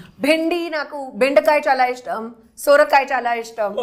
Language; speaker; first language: Telugu; non-native, local second language; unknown